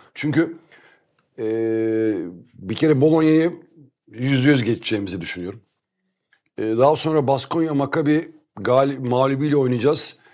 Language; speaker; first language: Turkish; native; Turkish